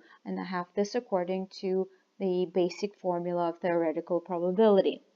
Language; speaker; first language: English; non-native, fluent; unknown